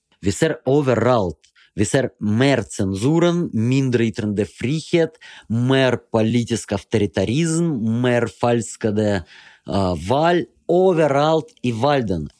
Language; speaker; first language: Swedish; non-native, fluent; Russian